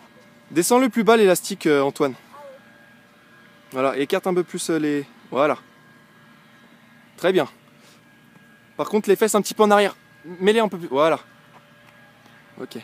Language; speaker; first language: French; native; French